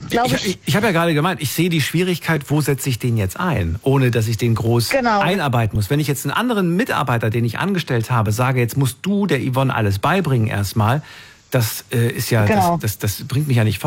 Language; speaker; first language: German; native; German